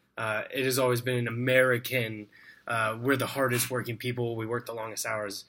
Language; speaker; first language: English; native; English